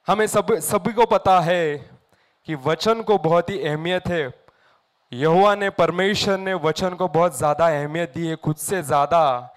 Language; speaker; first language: Hindi; non-native, local second language; Marathi